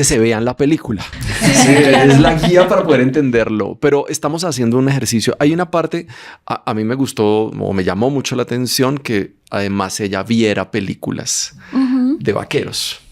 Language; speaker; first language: Spanish; native; Spanish